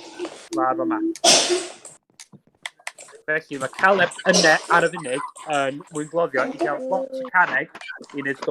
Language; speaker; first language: Welsh; native; Welsh